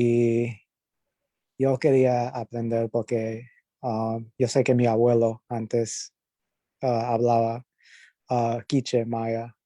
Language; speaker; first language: Spanish; early bilingual, heritage; Spanish